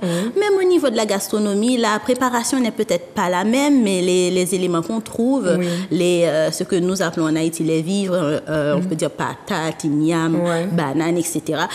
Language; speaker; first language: French; non-native, local second language; Haitian Creole